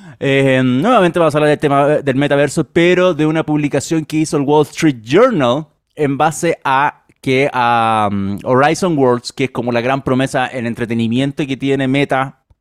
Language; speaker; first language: Spanish; native; Spanish